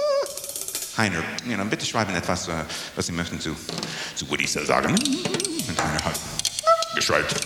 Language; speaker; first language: German; non-native, learner; English